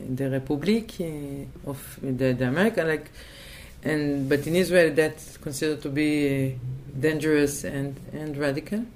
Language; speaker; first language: English; non-native, fluent; Hebrew